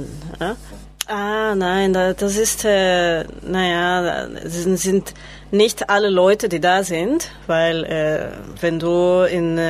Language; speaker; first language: German; non-native, learner; Spanish